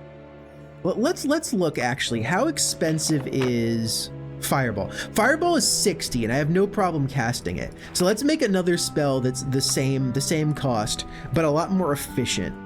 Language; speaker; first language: English; native; English